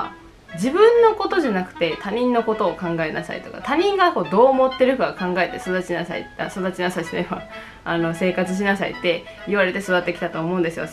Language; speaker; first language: Japanese; native; Japanese